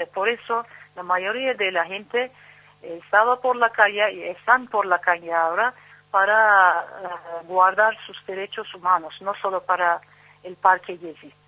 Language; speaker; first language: Spanish; non-native, learner; Turkish